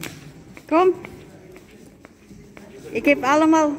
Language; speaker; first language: Dutch; early bilingual, other home language; Filipino